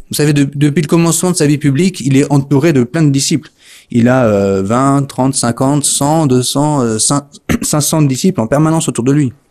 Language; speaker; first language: French; native; French